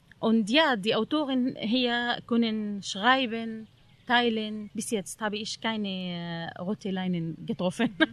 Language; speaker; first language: German; non-native, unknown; Arabic